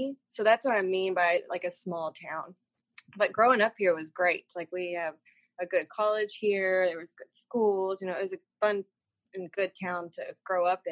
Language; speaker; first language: English; native; English